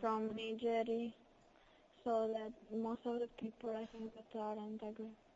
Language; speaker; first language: English; non-native, learner; Italian